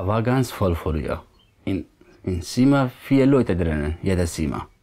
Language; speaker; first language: German; non-native, learner; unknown